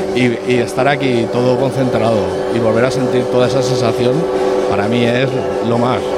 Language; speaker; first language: Spanish; native; Spanish